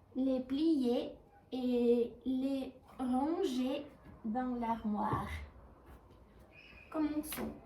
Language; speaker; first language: French; non-native, learner; Russian